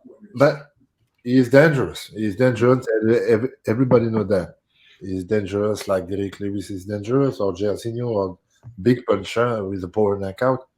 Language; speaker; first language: English; non-native, fluent; French